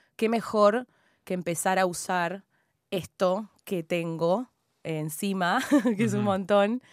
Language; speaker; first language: Spanish; native; Spanish